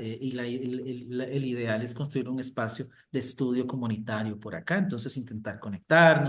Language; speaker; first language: Spanish; native; Spanish